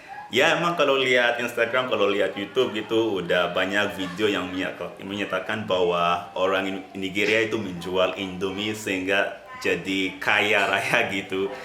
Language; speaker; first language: Indonesian; non-native, fluent; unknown